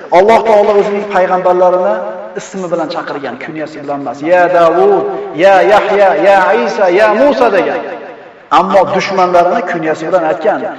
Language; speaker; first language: Uzbek; native; Uzbek